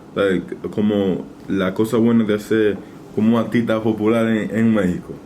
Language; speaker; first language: Spanish; early bilingual, heritage; Spanish